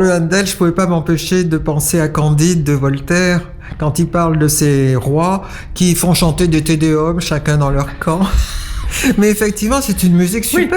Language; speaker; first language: French; native; French